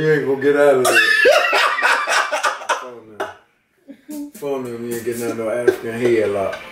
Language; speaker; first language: English; native; English